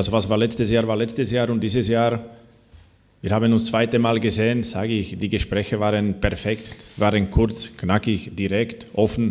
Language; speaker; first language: German; non-native, fluent; Slovak